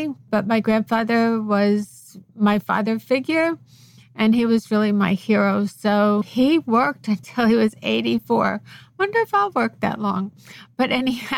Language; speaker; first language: English; native; English